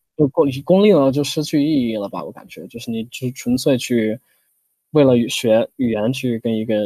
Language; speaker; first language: Chinese; non-native, fluent; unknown